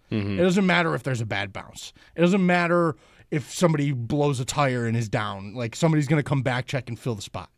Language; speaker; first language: English; native; English